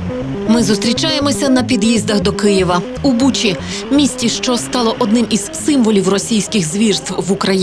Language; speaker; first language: Ukrainian; native; Ukrainian